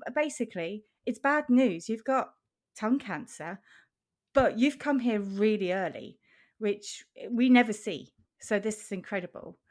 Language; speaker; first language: English; non-native, fluent; German